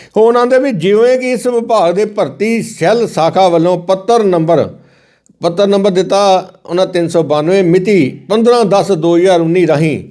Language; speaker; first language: Punjabi; native; Punjabi